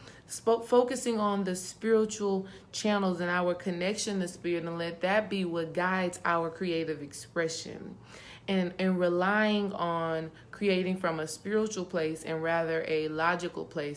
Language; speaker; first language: English; native; English